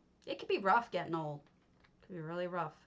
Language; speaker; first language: English; native; English